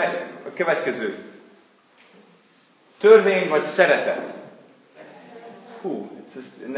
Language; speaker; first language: Hungarian; non-native, fluent; English